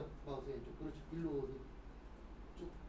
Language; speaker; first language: Korean; native; Korean